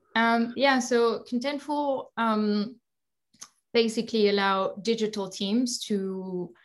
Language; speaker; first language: English; non-native, fluent; French